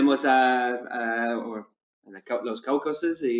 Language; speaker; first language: Spanish; non-native, learner; English